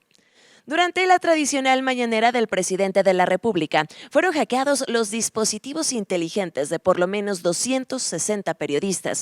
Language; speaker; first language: Spanish; native; Spanish